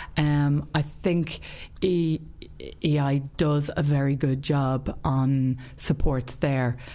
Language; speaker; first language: English; native; English